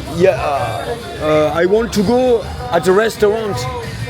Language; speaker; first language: English; non-native, learner; French